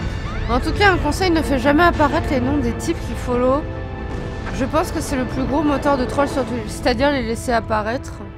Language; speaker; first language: French; native; French